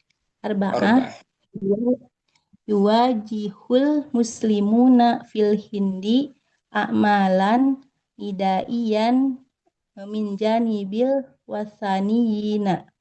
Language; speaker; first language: Arabic; non-native, learner; Indonesian